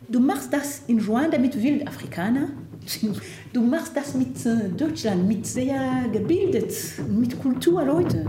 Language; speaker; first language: German; non-native, fluent; Kinyarwanda